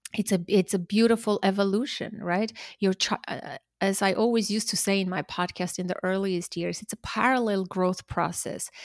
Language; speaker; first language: English; early bilingual, other home language; Armenian